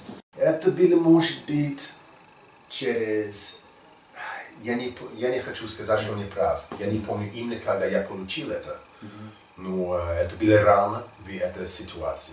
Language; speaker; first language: Russian; non-native, learner; English